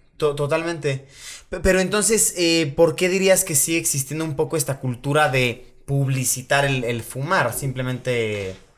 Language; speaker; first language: Spanish; native; Spanish